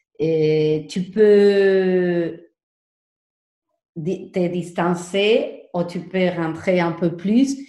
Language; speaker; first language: French; non-native, learner; Spanish